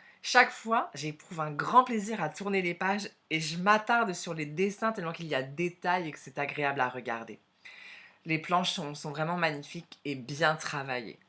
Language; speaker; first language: French; native; French